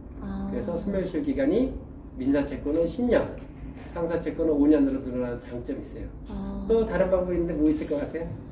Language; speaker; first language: Korean; native; Korean